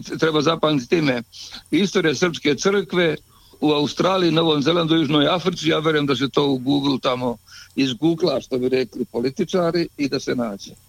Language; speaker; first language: Serbian; native; Serbian